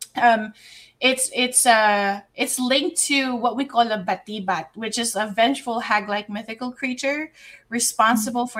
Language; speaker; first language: English; non-native, local second language; Filipino